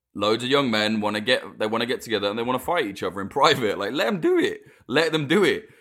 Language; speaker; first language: English; native; English